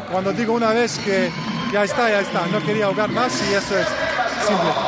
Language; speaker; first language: Spanish; non-native, learner; Bosnian